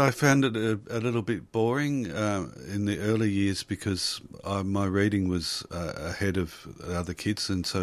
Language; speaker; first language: English; native; English